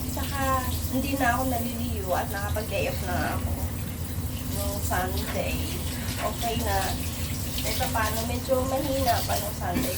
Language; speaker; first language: Filipino; non-native, local second language; Cebuano